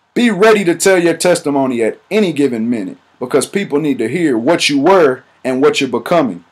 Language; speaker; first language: English; native; English